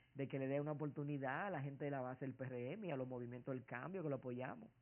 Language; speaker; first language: Spanish; native; Spanish